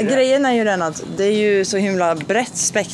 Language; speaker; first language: Swedish; native; Swedish